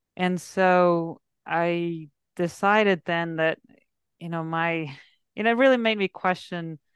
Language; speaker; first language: English; early bilingual, heritage; English